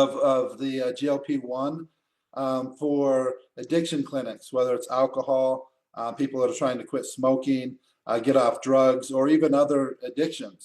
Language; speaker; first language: English; native; English